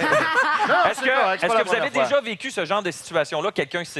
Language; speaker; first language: French; native; French